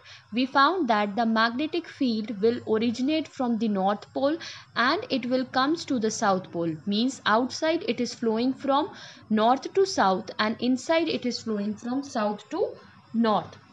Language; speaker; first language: English; non-native, local second language; Hindi